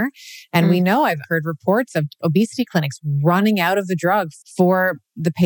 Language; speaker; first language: English; native; English